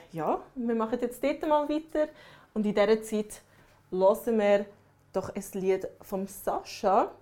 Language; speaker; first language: German; early bilingual, other home language; English